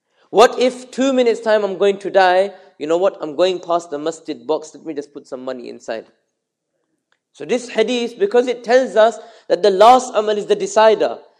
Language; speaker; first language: English; early bilingual, other home language; Urdu